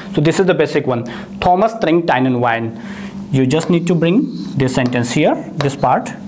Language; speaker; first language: English; non-native, local second language; Hindi